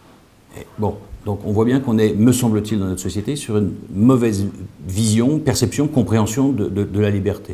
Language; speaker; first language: French; native; French